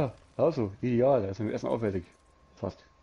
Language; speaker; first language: German; native; German